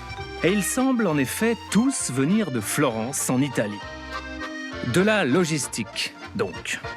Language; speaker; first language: French; native; French